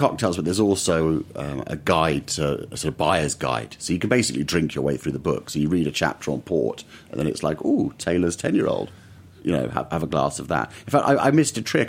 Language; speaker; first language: English; native; English